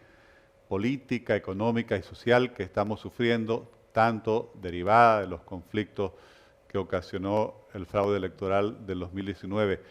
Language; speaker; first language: Spanish; native; Spanish